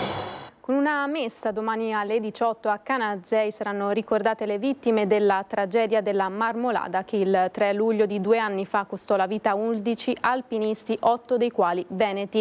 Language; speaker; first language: Italian; native; Italian